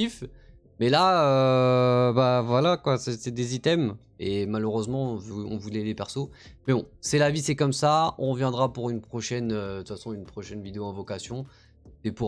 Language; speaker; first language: French; native; French